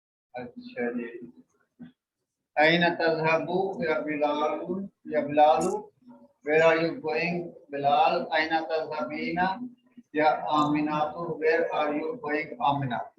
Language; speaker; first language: Arabic; non-native, learner; Urdu